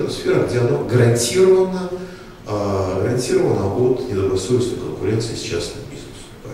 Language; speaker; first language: Russian; native; Russian